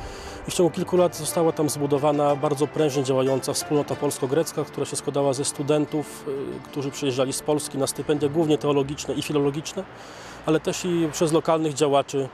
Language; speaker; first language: Polish; native; Polish